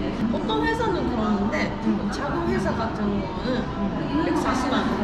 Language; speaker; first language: Korean; non-native, learner; Japanese